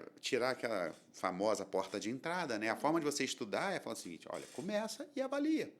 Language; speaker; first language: Portuguese; native; Portuguese